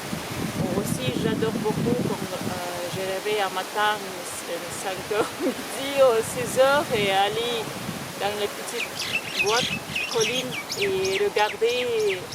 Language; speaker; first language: French; non-native, learner; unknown